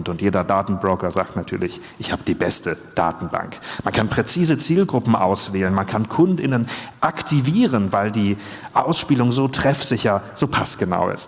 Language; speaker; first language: German; native; German